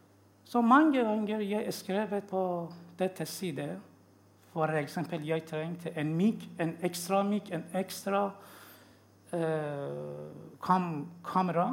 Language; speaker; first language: Swedish; non-native, learner; Persian